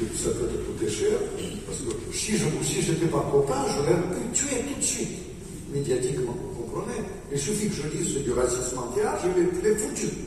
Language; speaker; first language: French; non-native, fluent; Russian